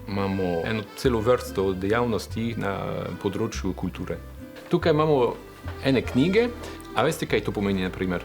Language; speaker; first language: Slovenian; non-native, fluent; French